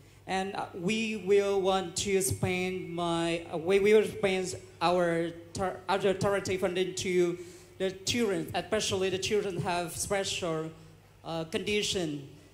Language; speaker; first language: English; non-native, learner; Vietnamese